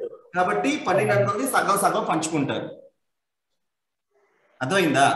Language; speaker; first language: Telugu; native; Telugu